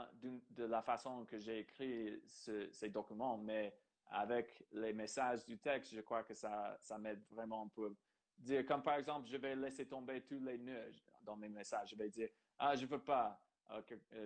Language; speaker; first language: French; non-native, fluent; English